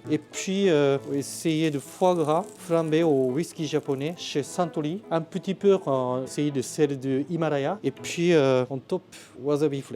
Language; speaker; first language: French; non-native, learner; Japanese